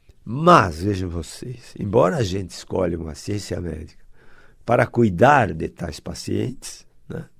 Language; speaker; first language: Portuguese; native; Portuguese